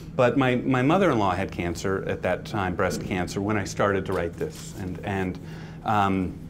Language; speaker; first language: English; native; English